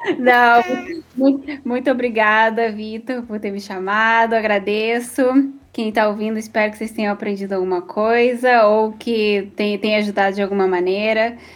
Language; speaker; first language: Portuguese; early bilingual, other home language; Spanish